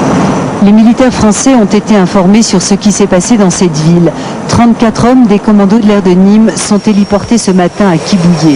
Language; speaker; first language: French; native; French